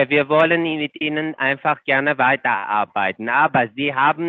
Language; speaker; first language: German; non-native, fluent; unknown